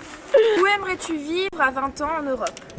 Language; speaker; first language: French; non-native, learner; Italian